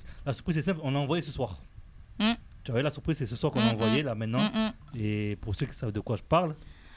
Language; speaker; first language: French; native; French